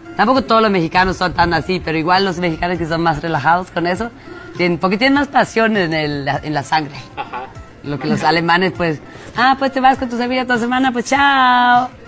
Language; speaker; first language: Spanish; non-native, fluent; German